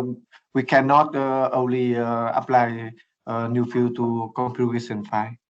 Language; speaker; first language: English; non-native, learner; Vietnamese